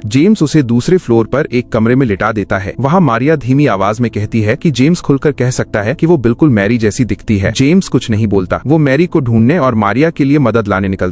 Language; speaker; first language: Hindi; native; Hindi